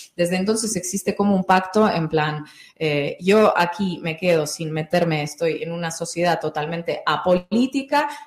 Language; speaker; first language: Spanish; non-native, fluent; Russian